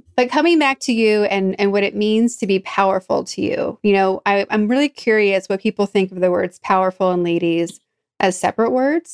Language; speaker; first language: English; native; English